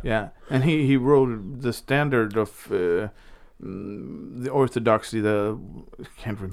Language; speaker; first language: English; non-native, fluent; Swedish